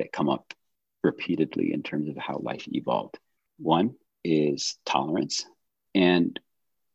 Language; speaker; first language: English; native; English